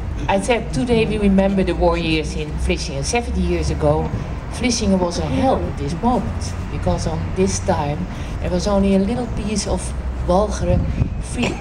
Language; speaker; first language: English; non-native, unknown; Dutch